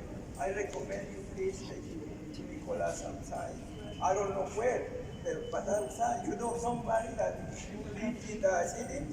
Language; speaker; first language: English; non-native, learner; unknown